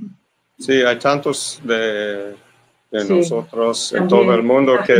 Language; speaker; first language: Spanish; non-native, learner; English